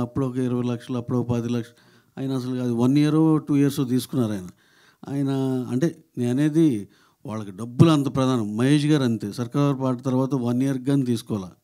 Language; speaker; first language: Telugu; native; Telugu